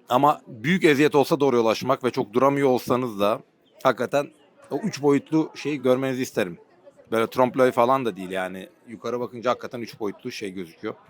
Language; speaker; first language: Turkish; native; Turkish